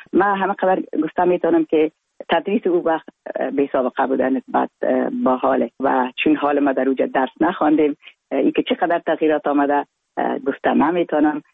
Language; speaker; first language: Persian; native; Persian